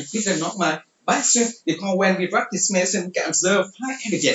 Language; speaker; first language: English; non-native, learner; Vietnamese